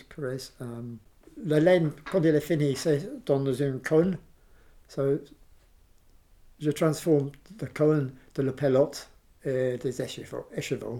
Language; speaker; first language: French; non-native, learner; English